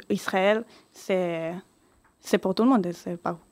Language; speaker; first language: French; early bilingual, heritage; Hebrew